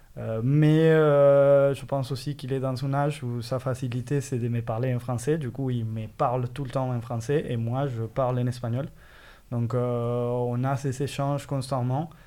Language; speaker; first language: French; non-native, fluent; Spanish